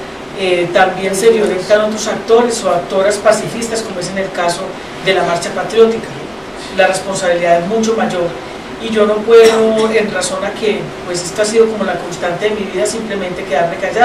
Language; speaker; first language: Spanish; native; Spanish